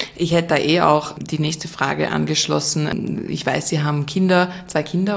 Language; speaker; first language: German; native; German